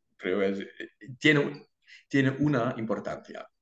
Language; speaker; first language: Spanish; non-native, learner; German